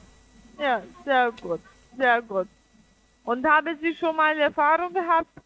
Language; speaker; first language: German; non-native, learner; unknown